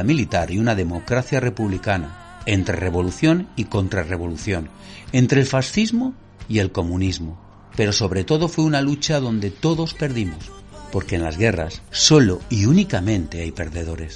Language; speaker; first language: Spanish; native; Spanish